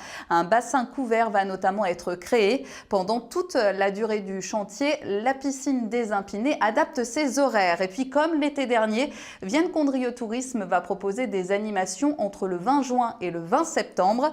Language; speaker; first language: French; native; French